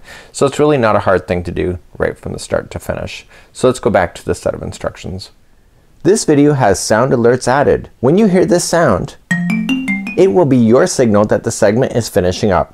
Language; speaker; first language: English; native; English